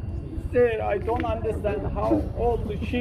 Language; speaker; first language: English; non-native, learner; Persian